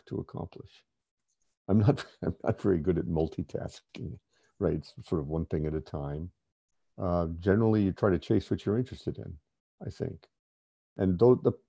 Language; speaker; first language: English; native; English